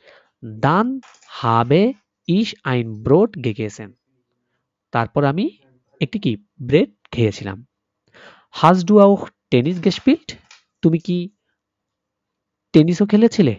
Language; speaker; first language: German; non-native, fluent; Bangla